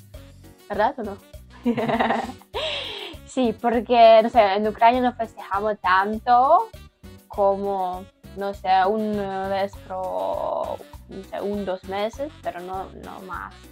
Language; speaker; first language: Spanish; non-native, learner; Ukrainian